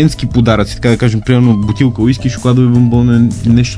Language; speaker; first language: Bulgarian; native; Bulgarian